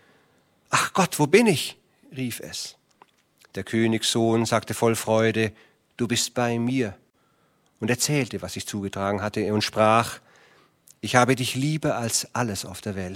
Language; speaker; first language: German; native; German